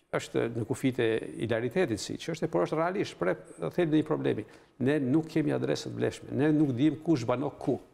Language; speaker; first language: Albanian; native; Albanian